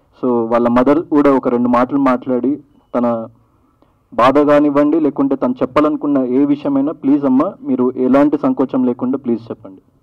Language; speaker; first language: Telugu; native; Telugu